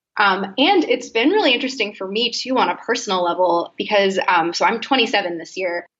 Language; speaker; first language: English; native; English